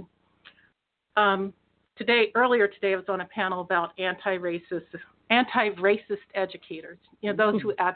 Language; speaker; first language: English; native; English